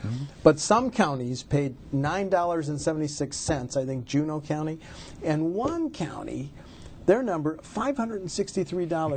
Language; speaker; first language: English; native; English